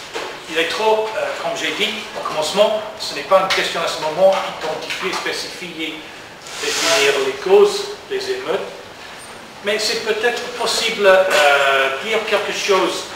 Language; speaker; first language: French; non-native, learner; English